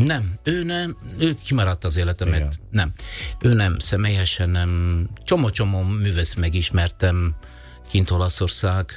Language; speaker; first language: Hungarian; non-native, fluent; Italian